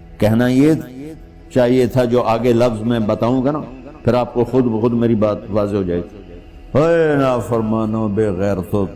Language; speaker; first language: Urdu; non-native, local second language; Punjabi